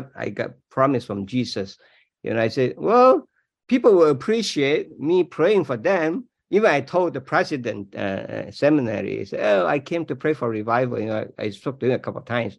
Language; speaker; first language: English; non-native, local second language; Min Nan Chinese